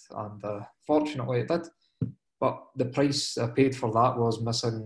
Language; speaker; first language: English; native; English